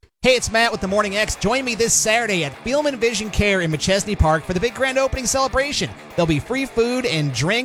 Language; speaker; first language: English; native; English